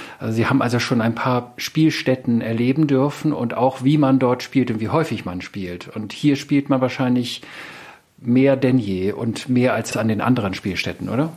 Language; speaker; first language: German; native; German